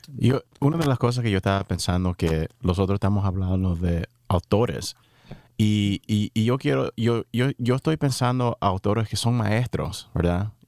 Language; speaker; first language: Spanish; early bilingual, heritage; Spanish